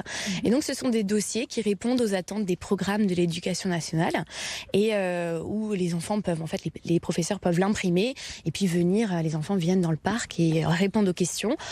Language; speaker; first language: French; native; French